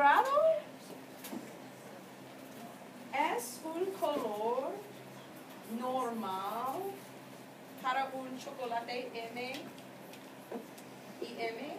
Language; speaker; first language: Spanish; non-native, fluent; English